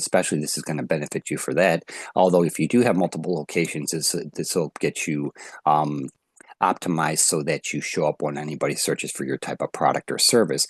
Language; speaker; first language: English; native; English